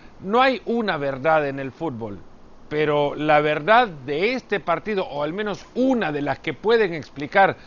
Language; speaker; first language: Spanish; native; Spanish